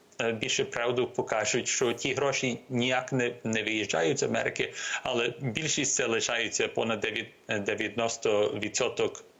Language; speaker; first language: Ukrainian; early bilingual, heritage; Ukrainian